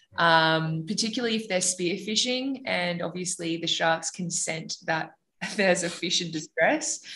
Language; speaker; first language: English; native; English